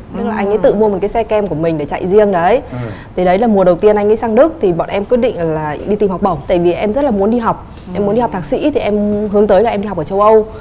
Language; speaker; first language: Vietnamese; native; Vietnamese